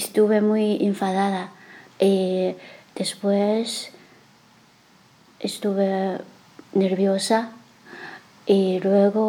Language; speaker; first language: Spanish; non-native, learner; Chinese